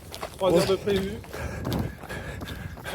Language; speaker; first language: French; native; French